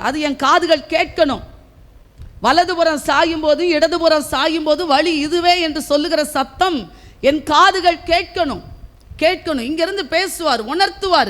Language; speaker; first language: Tamil; native; Tamil